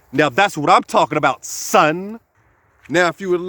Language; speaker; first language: English; native; English